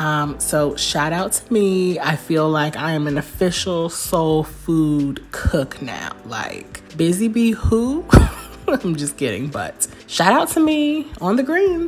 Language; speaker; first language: English; native; English